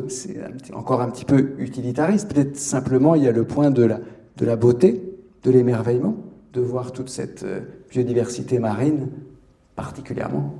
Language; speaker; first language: French; native; French